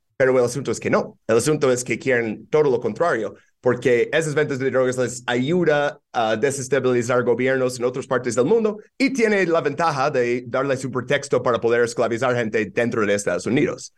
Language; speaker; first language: Spanish; non-native, fluent; English